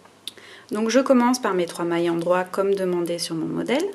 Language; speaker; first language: French; native; French